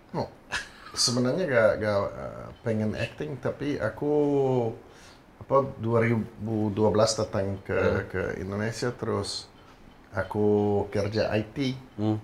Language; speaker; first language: Indonesian; non-native, fluent; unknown